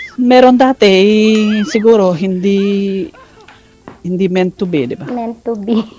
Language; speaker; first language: Filipino; non-native, local second language; Kinaray-a